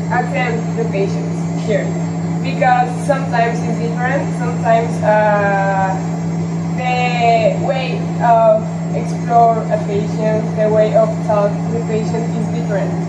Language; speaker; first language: English; non-native, learner; Spanish